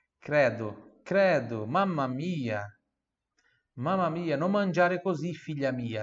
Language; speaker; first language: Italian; non-native, fluent; Portuguese